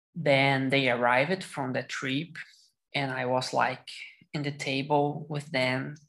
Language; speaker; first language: English; non-native, learner; Portuguese